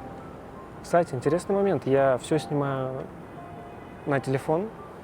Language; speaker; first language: Russian; native; Russian